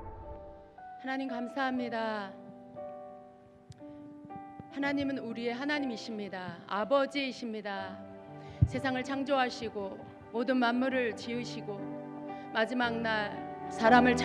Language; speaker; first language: Korean; native; Korean